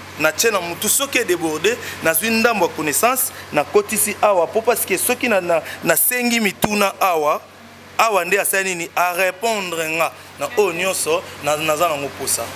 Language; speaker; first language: Lingala; non-native, local second language; Kongo